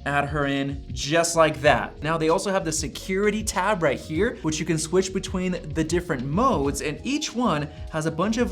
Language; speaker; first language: English; native; English